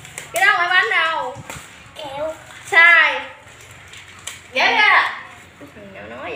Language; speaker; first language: Vietnamese; native; Vietnamese